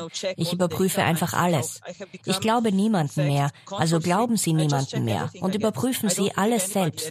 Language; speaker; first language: German; non-native, fluent; Slovenian